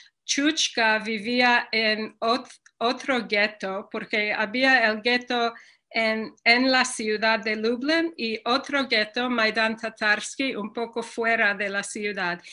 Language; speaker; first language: Spanish; non-native, fluent; English